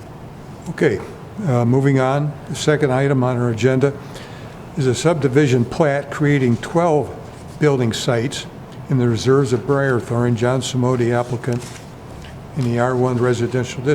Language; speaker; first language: English; native; English